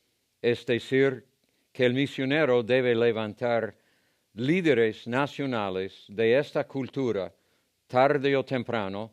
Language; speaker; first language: Spanish; non-native, fluent; English